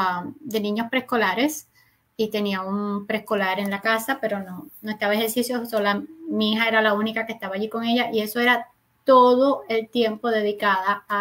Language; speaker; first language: Spanish; native; Spanish